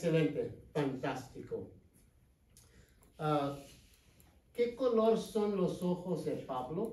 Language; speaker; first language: Spanish; non-native, fluent; English